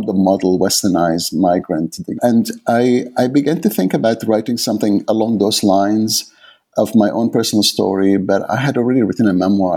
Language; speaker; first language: English; non-native, fluent; Arabic